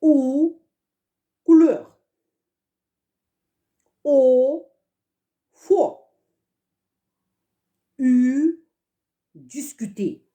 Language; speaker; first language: French; non-native, fluent; Russian